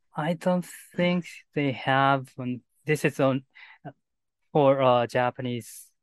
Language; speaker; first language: English; non-native, fluent; Japanese